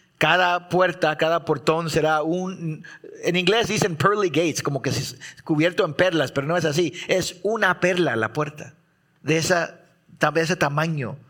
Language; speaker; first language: Spanish; early bilingual, heritage; Spanish